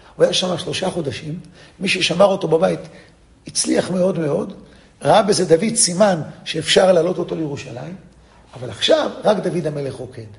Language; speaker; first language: Hebrew; non-native, fluent; English